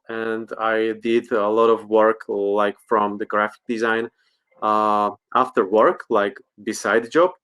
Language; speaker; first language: English; non-native, learner; Slovak